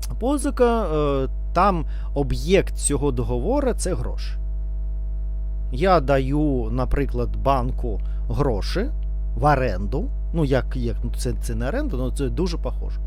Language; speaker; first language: Ukrainian; non-native, learner; Russian